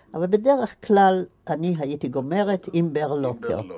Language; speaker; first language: Hebrew; native; Hebrew